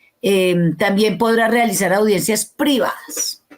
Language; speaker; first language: Spanish; native; Spanish